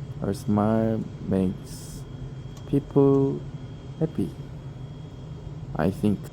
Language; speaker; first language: English; non-native, learner; Korean